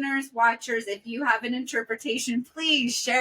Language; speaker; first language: English; native; English